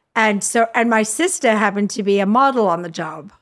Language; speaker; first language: English; native; English